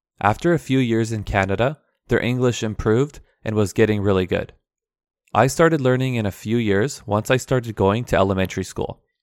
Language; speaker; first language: English; early bilingual, other home language; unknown